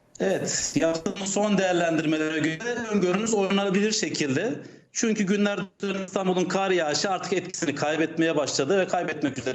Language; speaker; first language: Turkish; native; Turkish